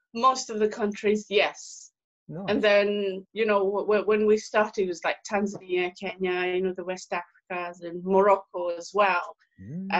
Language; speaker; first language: English; non-native, local second language; Swahili